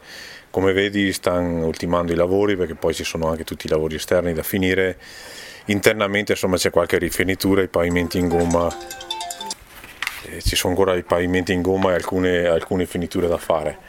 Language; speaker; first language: Italian; native; Italian